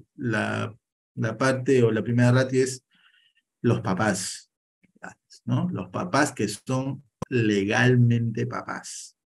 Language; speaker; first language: Spanish; native; Spanish